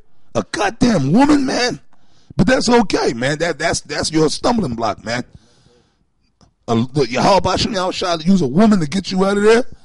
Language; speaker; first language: English; native; English